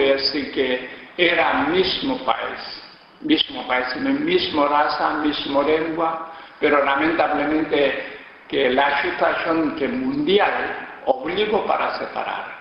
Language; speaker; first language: Spanish; non-native, learner; Korean